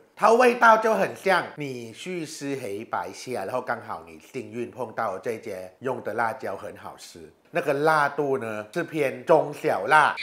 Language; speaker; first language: Chinese; non-native, fluent; Thai